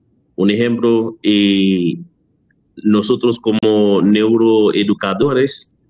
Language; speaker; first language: Spanish; non-native, learner; French